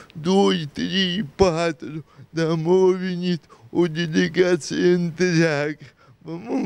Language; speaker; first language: Romanian; non-native, local second language; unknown